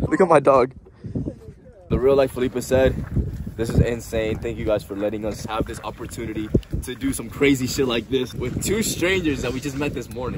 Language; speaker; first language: English; early bilingual, other home language; Spanish